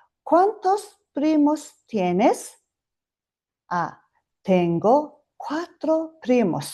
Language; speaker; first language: Spanish; non-native, fluent; Mongolian